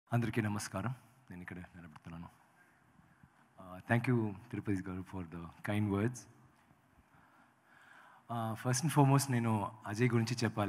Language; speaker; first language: Telugu; non-native, local second language; Tamil